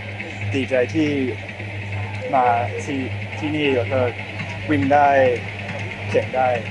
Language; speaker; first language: Thai; early bilingual, heritage; Thai